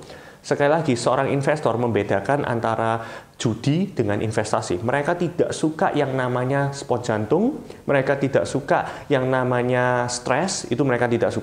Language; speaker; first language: Indonesian; native; Indonesian